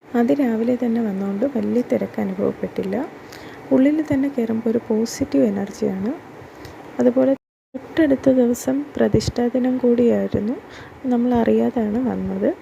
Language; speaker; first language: Malayalam; native; Malayalam